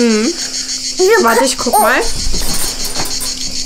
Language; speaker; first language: German; native; German